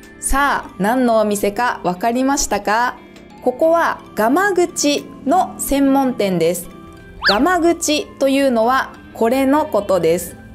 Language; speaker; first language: Japanese; native; Japanese